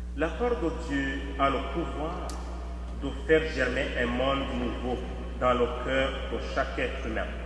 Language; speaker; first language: French; native; French